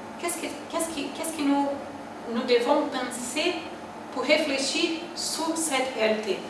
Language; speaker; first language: French; non-native, learner; Portuguese